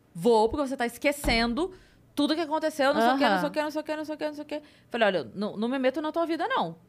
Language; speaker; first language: Portuguese; native; Portuguese